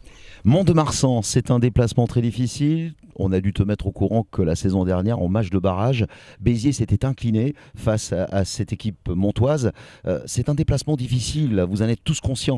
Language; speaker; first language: French; native; French